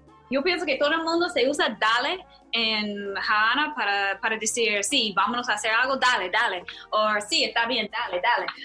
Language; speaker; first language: Spanish; non-native, fluent; English